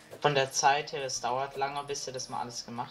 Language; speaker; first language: German; native; German